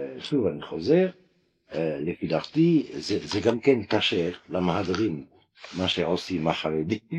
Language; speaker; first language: Hebrew; non-native, fluent; French